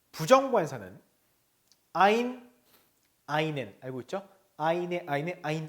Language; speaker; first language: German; non-native, fluent; Korean